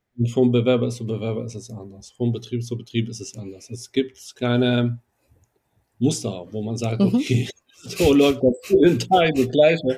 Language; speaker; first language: German; non-native, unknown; Arabic